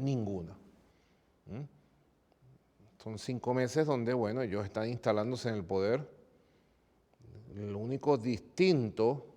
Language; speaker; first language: Spanish; native; Spanish